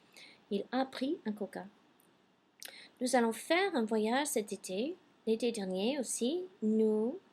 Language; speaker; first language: French; non-native, fluent; English